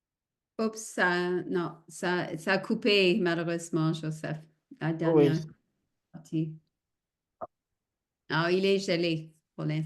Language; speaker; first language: French; non-native, fluent; English